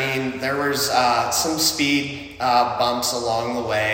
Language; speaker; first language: English; native; English